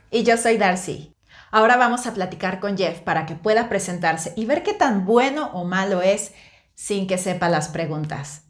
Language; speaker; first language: Spanish; native; Spanish